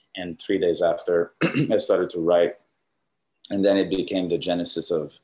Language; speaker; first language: English; native; English